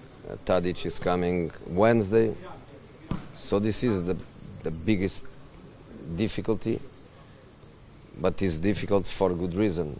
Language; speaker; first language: English; non-native, fluent; Portuguese